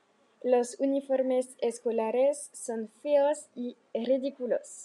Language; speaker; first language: Spanish; non-native, learner; French